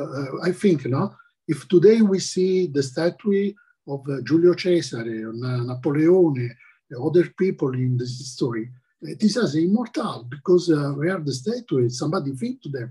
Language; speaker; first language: English; non-native, learner; Italian